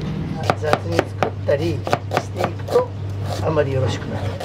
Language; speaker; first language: Japanese; native; Japanese